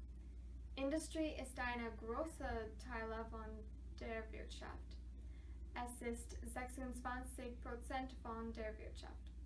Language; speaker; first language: German; non-native, learner; English